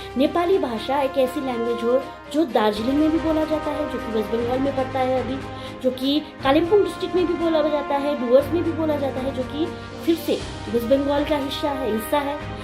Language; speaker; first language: Hindi; non-native, local second language; Nepali